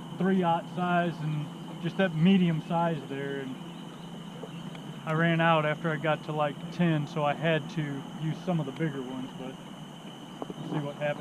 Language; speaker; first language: English; native; English